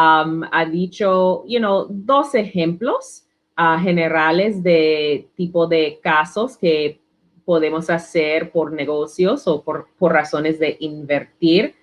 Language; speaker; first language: Spanish; non-native, learner; English